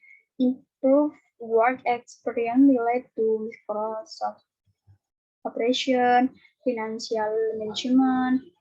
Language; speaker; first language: English; non-native, learner; Indonesian